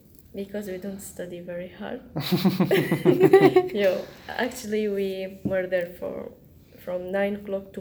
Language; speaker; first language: English; non-native, learner; Arabic